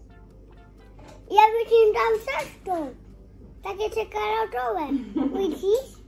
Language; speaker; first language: Polish; early bilingual, heritage; Polish